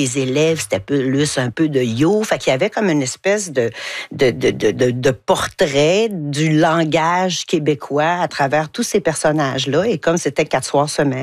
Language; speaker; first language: French; native; French